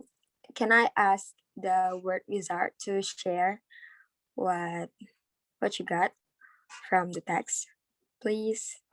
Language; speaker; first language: English; non-native, learner; Indonesian